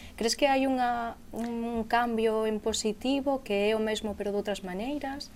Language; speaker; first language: Galician; native; Galician